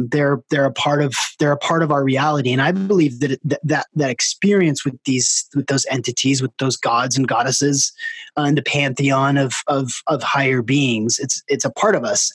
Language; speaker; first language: English; native; English